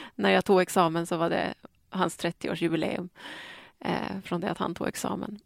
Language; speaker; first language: Swedish; native; Swedish